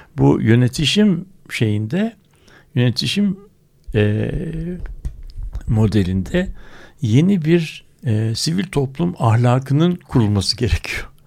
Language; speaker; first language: Turkish; native; Turkish